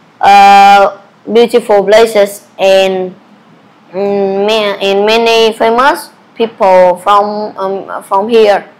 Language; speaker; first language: English; non-native, learner; Vietnamese